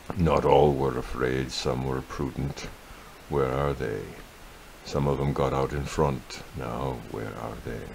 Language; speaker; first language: English; native; English